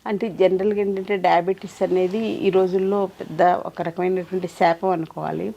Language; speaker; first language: Telugu; native; Telugu